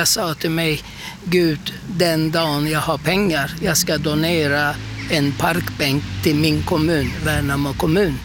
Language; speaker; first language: Swedish; non-native, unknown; Turkish